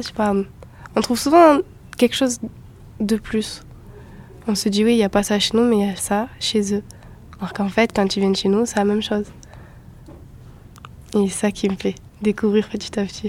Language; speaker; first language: French; native; French